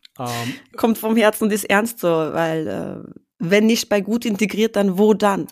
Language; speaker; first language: German; early bilingual, other home language; Albanian